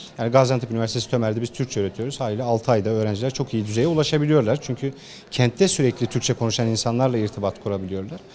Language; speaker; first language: Turkish; native; Turkish